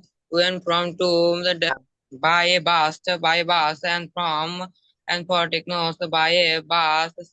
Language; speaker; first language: English; non-native, learner; Bangla